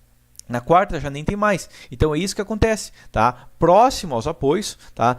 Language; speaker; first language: Portuguese; native; Portuguese